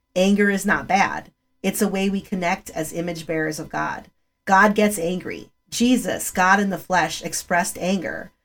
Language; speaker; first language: English; early bilingual, other home language; Spanish